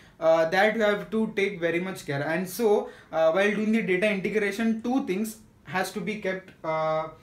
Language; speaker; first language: English; non-native, local second language; Marathi